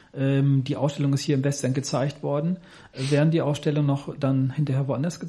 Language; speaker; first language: German; native; German